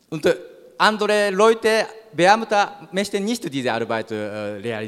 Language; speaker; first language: German; non-native, learner; Japanese